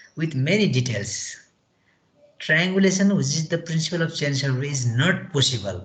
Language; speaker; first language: English; non-native, local second language; Nepali